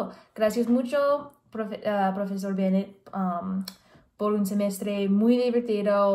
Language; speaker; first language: Spanish; non-native, learner; English